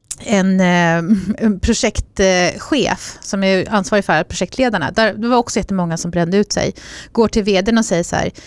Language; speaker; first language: Swedish; native; Swedish